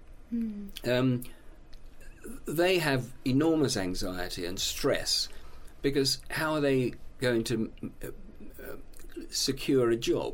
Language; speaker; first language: English; native; English